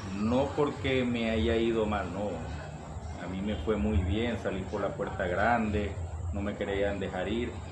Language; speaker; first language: Spanish; native; Spanish